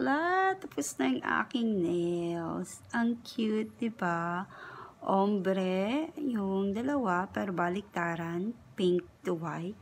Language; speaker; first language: Filipino; native; Filipino